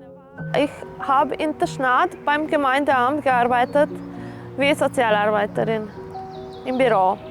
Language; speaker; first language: German; non-native, learner; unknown